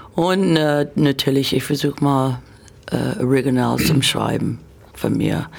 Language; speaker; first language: German; non-native, learner; English